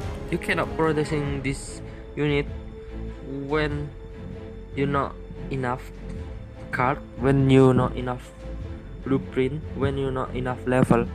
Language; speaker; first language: English; non-native, learner; Indonesian